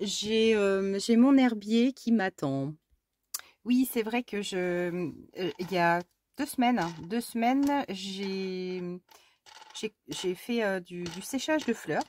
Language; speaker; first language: French; native; French